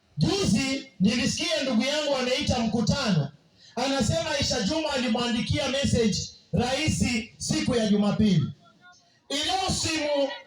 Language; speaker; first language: Swahili; non-native, local second language; Giryama